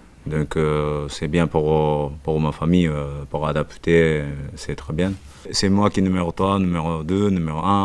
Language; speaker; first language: French; non-native, learner; Japanese